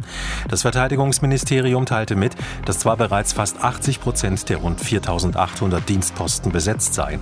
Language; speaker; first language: German; native; German